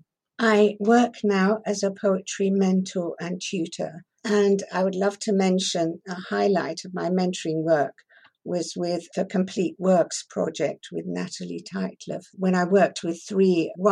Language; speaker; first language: English; early bilingual, other home language; Persian